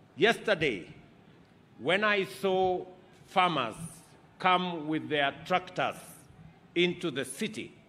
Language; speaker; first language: English; non-native, local second language; Kalenjin